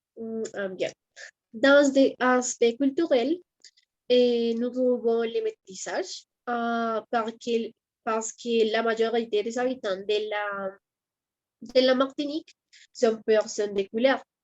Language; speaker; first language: French; non-native, learner; Spanish